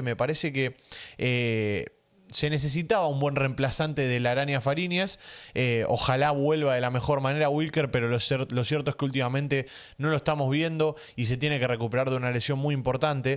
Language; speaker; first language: Spanish; native; Spanish